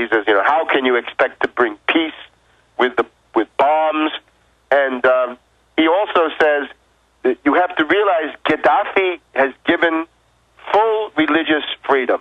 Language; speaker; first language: English; native; English